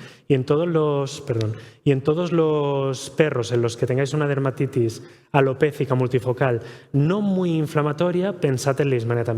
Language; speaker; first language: Spanish; native; Spanish